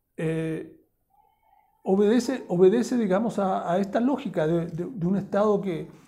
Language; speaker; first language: Spanish; native; Spanish